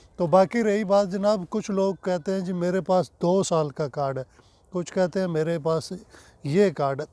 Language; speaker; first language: Urdu; non-native, local second language; Punjabi